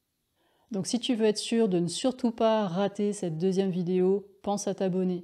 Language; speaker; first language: French; native; French